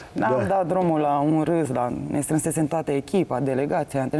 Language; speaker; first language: Romanian; native; Romanian